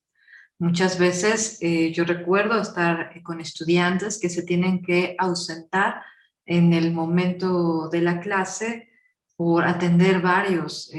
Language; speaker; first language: Spanish; native; Spanish